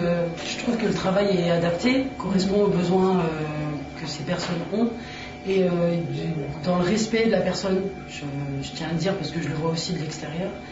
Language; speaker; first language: French; native; French